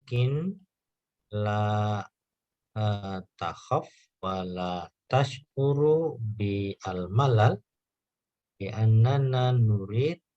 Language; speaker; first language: Arabic; non-native, fluent; Indonesian